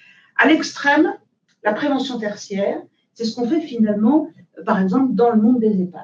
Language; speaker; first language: French; native; French